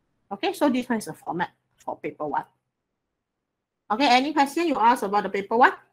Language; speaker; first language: English; non-native, local second language; Chinese